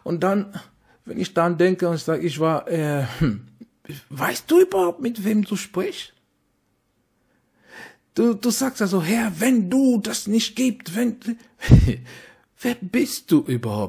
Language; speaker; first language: German; non-native, fluent; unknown